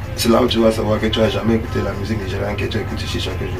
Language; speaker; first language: French; non-native, local second language; English